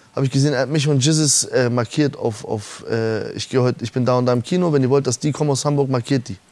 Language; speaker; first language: German; early bilingual, other home language; Persian